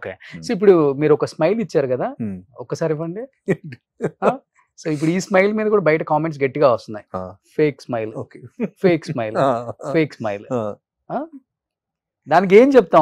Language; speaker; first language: Telugu; native; Telugu